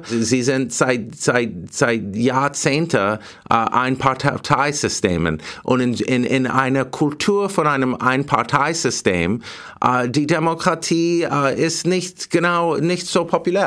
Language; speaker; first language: German; non-native, fluent; English